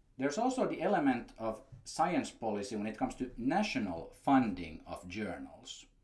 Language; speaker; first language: English; non-native, fluent; Finnish